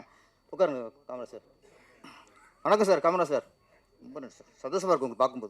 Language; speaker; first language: Tamil; native; Tamil